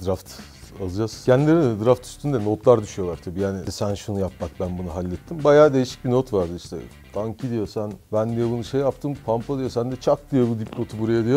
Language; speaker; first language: Turkish; native; Turkish